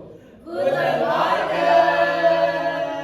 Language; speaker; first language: German; non-native, learner; Indonesian